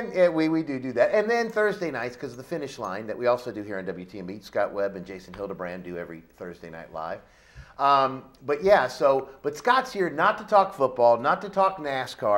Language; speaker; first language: English; native; English